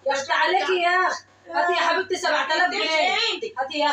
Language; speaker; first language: Arabic; native; Arabic